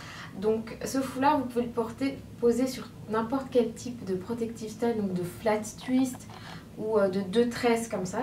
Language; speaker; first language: French; native; French